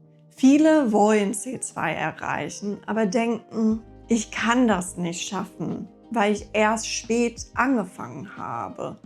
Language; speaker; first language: German; non-native, fluent; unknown